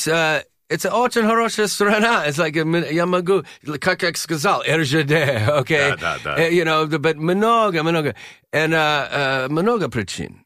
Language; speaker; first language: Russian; non-native, learner; English